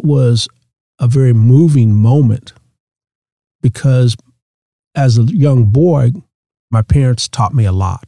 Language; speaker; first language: English; native; English